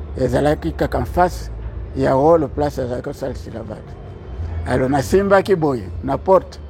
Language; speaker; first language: Lingala; non-native, local second language; Kongo